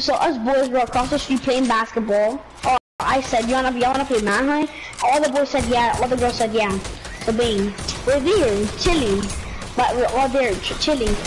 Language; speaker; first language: English; early bilingual, other home language; Spanish